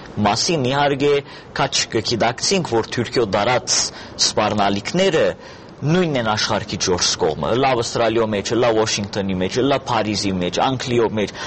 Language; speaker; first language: Armenian; early bilingual, heritage; Armenian